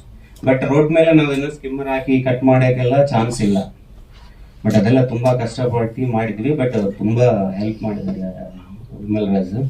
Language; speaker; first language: Kannada; non-native, learner; Telugu